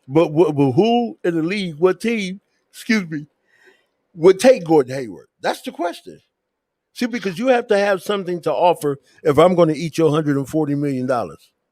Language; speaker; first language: English; native; English